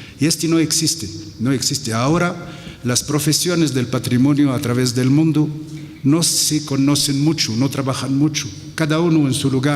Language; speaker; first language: Spanish; non-native, fluent; Arabic